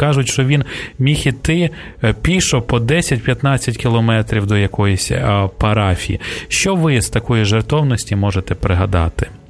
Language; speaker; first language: Ukrainian; native; Ukrainian